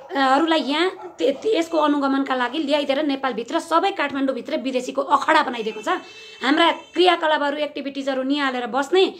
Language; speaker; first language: Nepali; native; Nepali